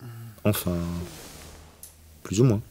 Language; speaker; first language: French; native; French